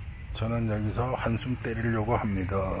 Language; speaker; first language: Korean; native; Korean